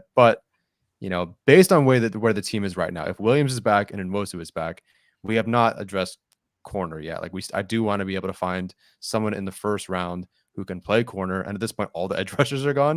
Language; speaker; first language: English; native; English